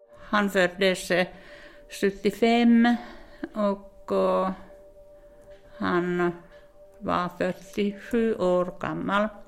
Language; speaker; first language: Swedish; non-native, fluent; Finnish